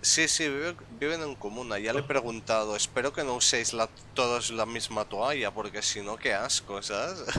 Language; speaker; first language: Spanish; non-native, local second language; Catalan